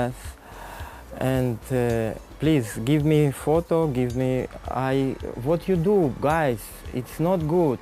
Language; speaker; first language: English; non-native, learner; Russian